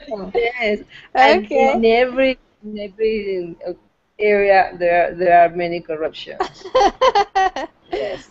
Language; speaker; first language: English; non-native, fluent; Spanish